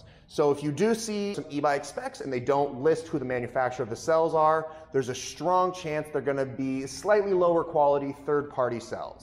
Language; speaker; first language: English; native; English